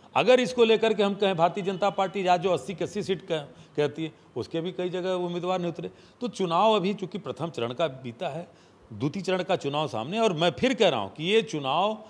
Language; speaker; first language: Hindi; native; Hindi